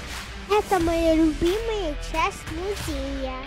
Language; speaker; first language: Russian; early bilingual, heritage; Russian